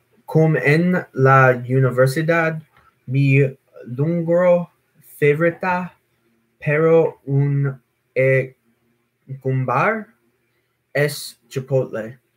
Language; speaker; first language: Spanish; non-native, learner; English